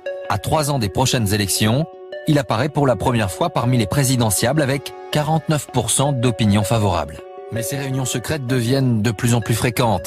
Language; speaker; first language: French; native; French